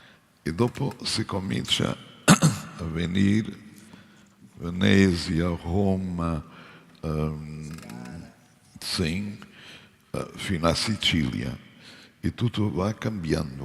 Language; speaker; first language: Italian; non-native, fluent; Portuguese